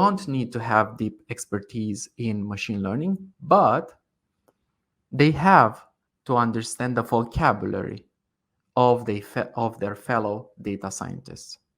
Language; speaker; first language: English; non-native, fluent; Romanian